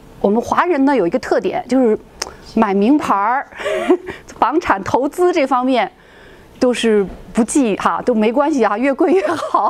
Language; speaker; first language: Chinese; native; Chinese